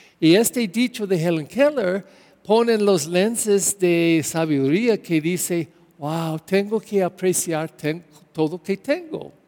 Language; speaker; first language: Spanish; non-native, learner; English